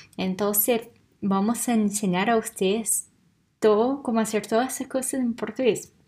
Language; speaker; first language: Spanish; non-native, fluent; Portuguese